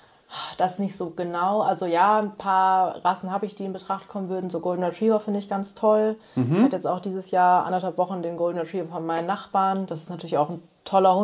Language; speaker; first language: German; native; German